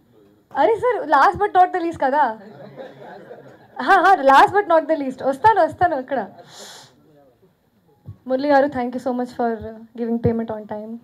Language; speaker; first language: Telugu; non-native, fluent; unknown